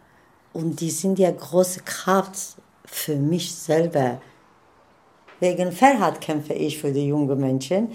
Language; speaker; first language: German; non-native, learner; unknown